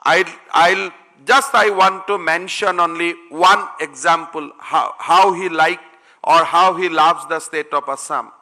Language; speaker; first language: English; non-native, local second language; Assamese